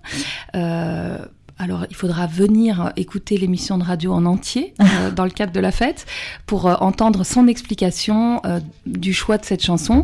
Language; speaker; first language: French; native; French